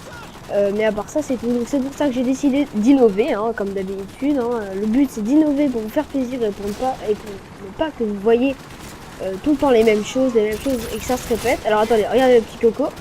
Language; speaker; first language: French; native; French